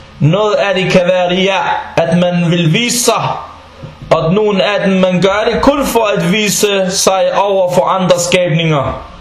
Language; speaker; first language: Danish; non-native, fluent; Arabic